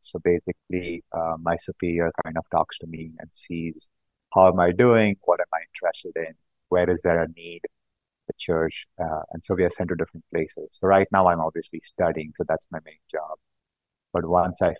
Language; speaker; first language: English; non-native, local second language; Konkani